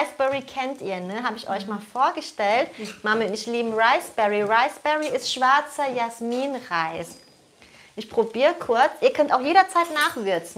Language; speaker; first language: German; native; German